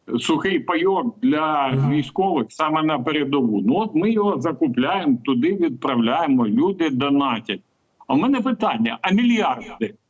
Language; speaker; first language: Ukrainian; native; Ukrainian